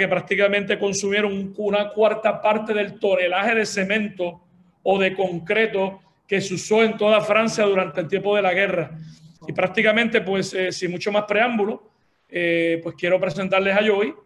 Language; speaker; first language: Spanish; native; Spanish